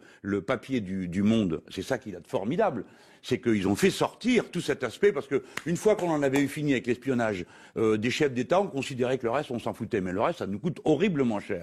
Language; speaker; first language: French; native; French